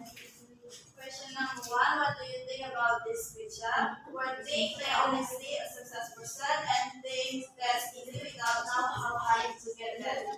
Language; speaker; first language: English; non-native, learner; Indonesian